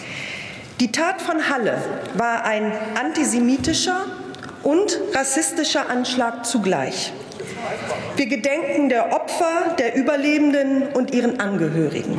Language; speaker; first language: German; native; German